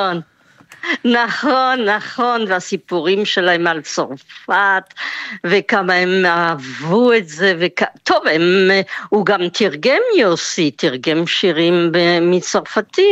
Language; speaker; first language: Hebrew; non-native, fluent; French